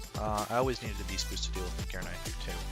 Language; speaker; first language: English; native; English